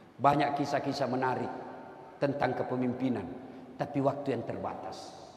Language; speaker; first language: Indonesian; non-native, local second language; Buginese